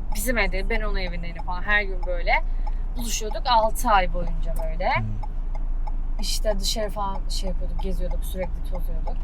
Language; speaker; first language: Turkish; native; Turkish